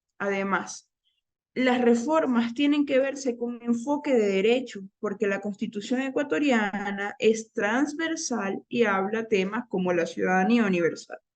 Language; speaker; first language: Spanish; native; Spanish